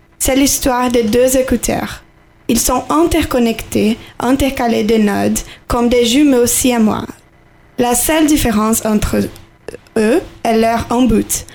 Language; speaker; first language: French; non-native, learner; Portuguese